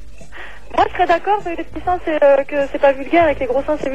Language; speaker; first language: French; native; French